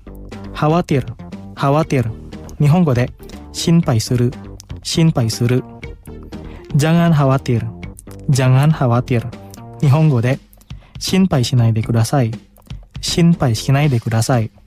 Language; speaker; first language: Japanese; non-native, fluent; Indonesian